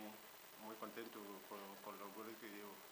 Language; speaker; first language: Spanish; non-native, learner; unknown